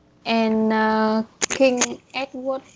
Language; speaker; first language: English; non-native, learner; Vietnamese